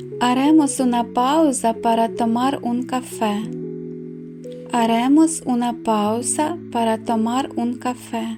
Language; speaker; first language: Spanish; non-native, fluent; Ukrainian